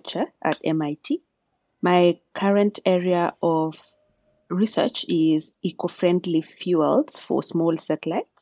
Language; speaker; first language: English; non-native, local second language; Kalenjin